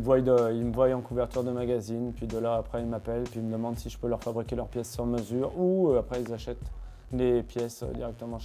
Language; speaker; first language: French; native; French